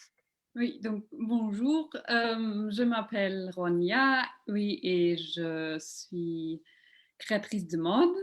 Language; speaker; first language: French; non-native, local second language; German